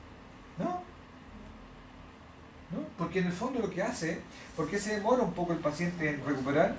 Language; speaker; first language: Spanish; native; Spanish